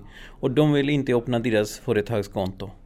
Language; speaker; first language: Swedish; non-native, fluent; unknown